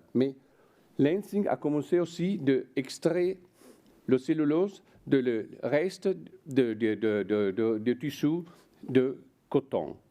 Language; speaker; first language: French; non-native, fluent; Italian